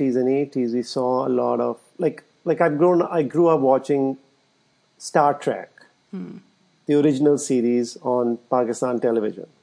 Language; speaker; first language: English; non-native, local second language; Urdu